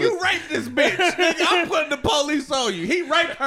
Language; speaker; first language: English; native; English